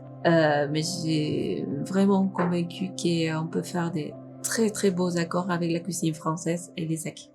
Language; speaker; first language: French; non-native, fluent; Spanish